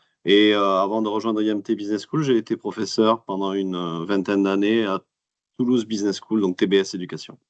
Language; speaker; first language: French; native; French